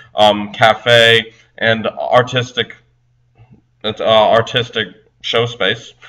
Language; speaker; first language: English; native; English